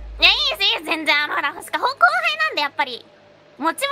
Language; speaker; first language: Japanese; native; Japanese